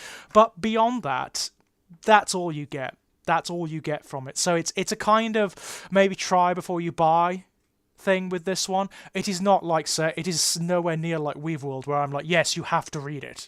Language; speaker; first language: English; native; English